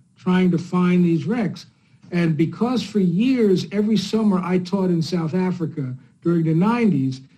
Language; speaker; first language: English; native; English